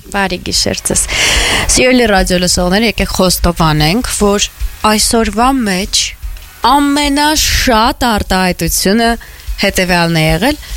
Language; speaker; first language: Armenian; native; Armenian